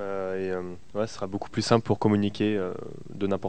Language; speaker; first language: French; native; French